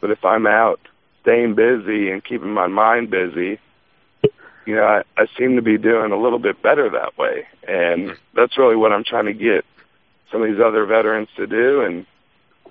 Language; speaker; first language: English; native; English